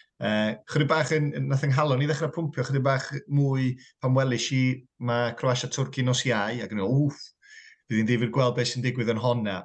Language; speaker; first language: Welsh; native; Welsh